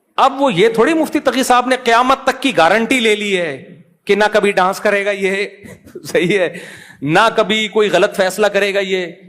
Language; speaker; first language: Urdu; native; Urdu